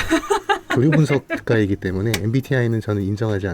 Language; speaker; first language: Korean; native; Korean